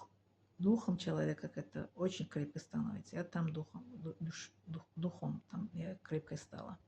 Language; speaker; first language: Russian; non-native, learner; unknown